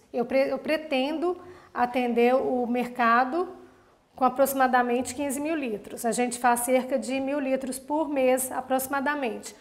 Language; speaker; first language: Portuguese; native; Portuguese